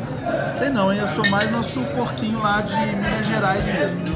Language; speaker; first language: Portuguese; native; Portuguese